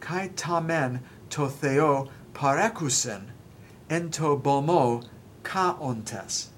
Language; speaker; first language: Greek; non-native, learner; English